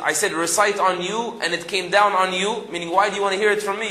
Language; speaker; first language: English; early bilingual, other home language; Arabic